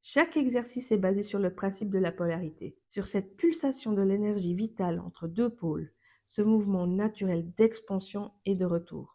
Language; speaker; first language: French; native; French